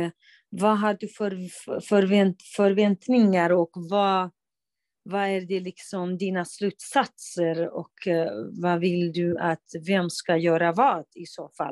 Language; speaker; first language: Swedish; non-native, fluent; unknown